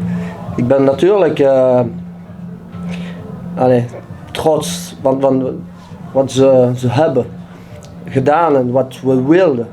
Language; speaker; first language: Dutch; non-native, learner; French